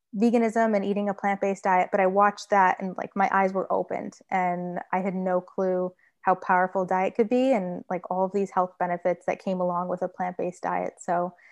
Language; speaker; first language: English; native; English